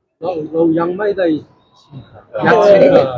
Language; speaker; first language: Thai; non-native, learner; Korean